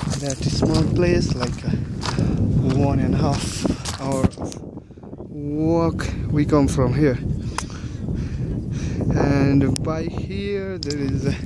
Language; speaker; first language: English; non-native, learner; French